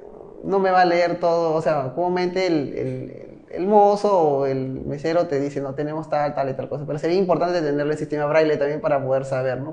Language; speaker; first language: Spanish; native; Spanish